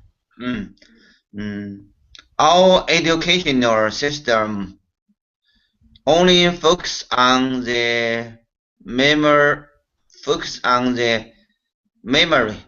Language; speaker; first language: English; non-native, learner; Chinese